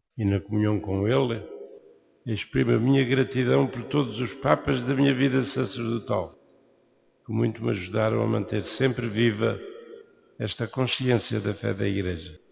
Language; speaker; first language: Portuguese; native; Portuguese